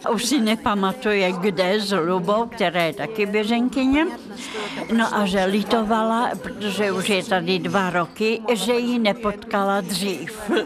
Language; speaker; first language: Czech; non-native, fluent; Russian